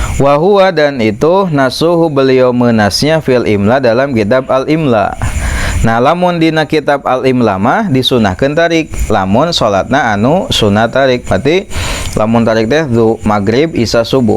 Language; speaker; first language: Indonesian; non-native, local second language; Sundanese